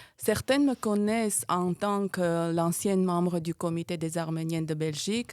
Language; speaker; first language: French; non-native, fluent; Armenian